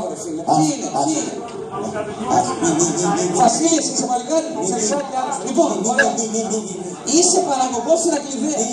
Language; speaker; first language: Greek; native; Greek